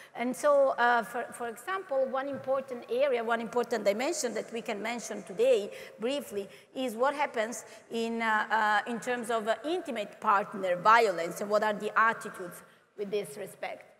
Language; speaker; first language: English; non-native, fluent; Italian